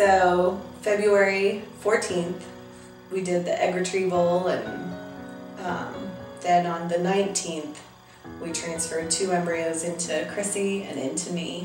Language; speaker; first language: English; native; English